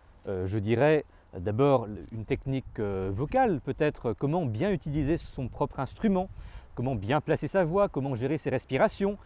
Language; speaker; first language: French; native; French